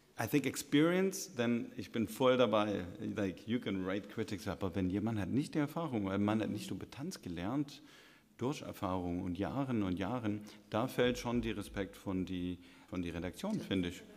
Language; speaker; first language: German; non-native, fluent; English